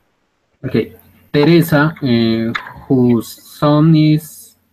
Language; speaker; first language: English; non-native, learner; Spanish